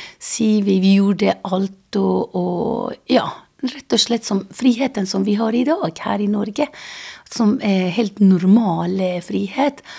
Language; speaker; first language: Norwegian; non-native, fluent; Persian